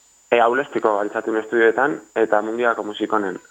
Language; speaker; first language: Basque; native; Basque